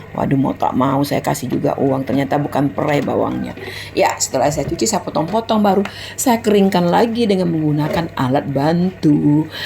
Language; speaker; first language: Indonesian; non-native, local second language; Minangkabau